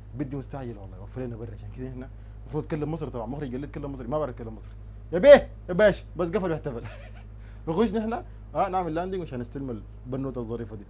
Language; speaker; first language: Arabic; native; Arabic